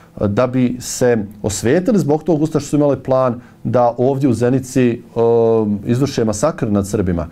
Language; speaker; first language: Bosnian; native; Bosnian